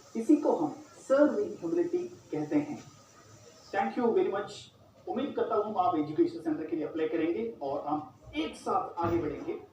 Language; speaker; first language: Hindi; non-native, local second language; Malayalam